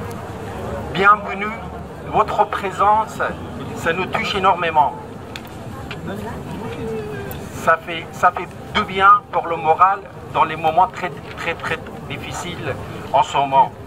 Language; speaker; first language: French; non-native, fluent; Persian